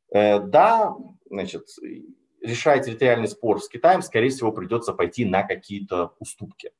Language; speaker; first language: Russian; native; Russian